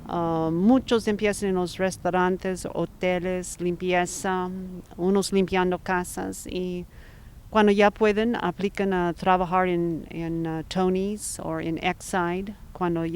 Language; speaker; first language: Spanish; non-native, fluent; English